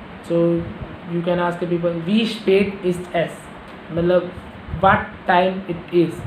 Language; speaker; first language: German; non-native, learner; Hindi